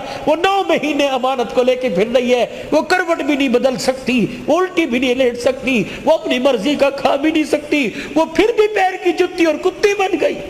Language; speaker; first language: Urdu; non-native, local second language; Punjabi